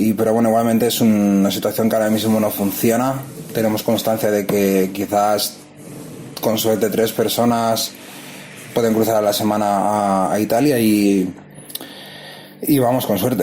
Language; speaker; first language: Spanish; native; Spanish